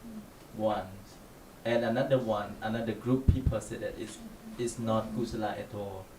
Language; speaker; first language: English; non-native, learner; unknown